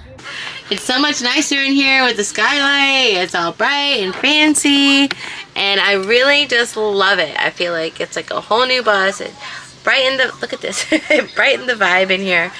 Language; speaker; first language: English; native; English